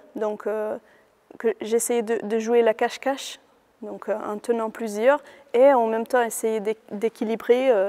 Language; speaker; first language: French; non-native, fluent; Hungarian